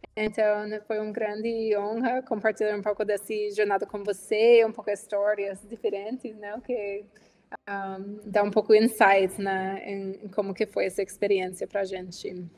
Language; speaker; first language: Portuguese; non-native, fluent; English